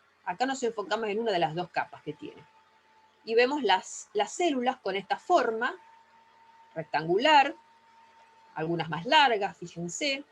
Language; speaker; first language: Spanish; native; Spanish